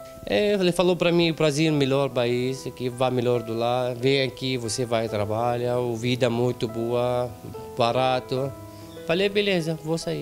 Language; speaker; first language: Portuguese; non-native, learner; Arabic